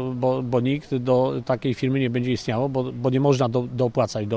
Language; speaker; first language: Polish; native; Polish